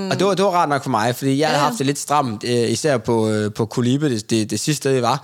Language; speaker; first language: Danish; native; Danish